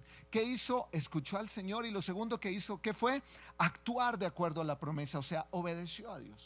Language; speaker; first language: Spanish; native; Spanish